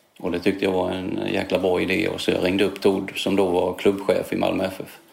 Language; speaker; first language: Swedish; native; Swedish